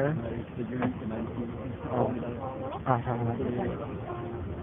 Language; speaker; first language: French; non-native, learner; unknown